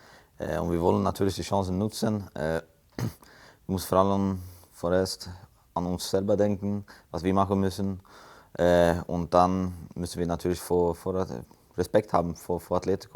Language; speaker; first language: German; non-native, fluent; Swedish